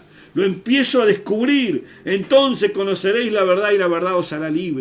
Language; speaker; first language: Spanish; native; Spanish